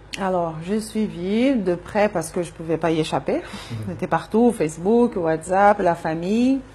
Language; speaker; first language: French; non-native, fluent; Portuguese